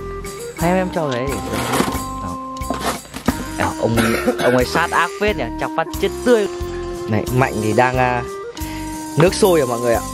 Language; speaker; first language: Vietnamese; native; Vietnamese